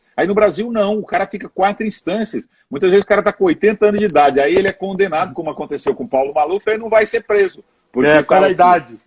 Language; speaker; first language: Portuguese; native; Portuguese